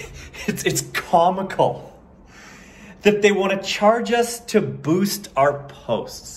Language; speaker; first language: English; native; English